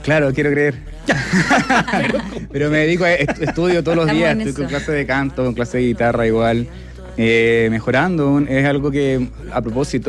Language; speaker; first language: Spanish; native; Spanish